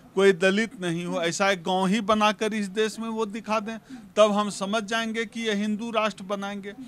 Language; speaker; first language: Hindi; native; Hindi